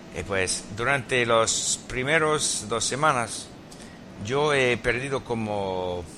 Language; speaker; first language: Spanish; non-native, learner; English